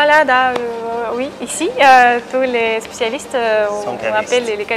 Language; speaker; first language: French; non-native, fluent; Russian